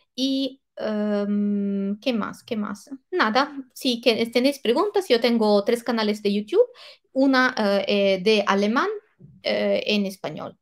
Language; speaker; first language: Spanish; non-native, fluent; Italian